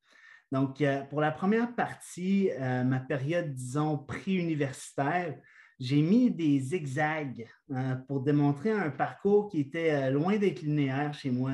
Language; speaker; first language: French; native; French